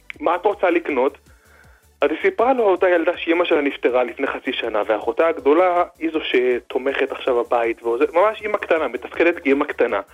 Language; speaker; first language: Hebrew; native; Hebrew